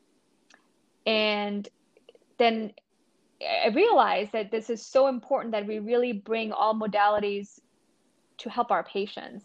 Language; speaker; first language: English; non-native, local second language; Gujarati